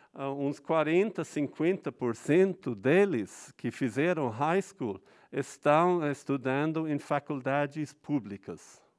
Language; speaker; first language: Portuguese; non-native, fluent; English